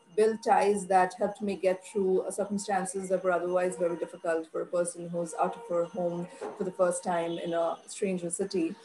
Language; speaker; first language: English; non-native, local second language; Bangla